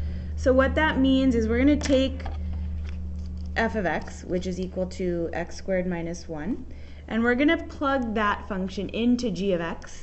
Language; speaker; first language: English; native; English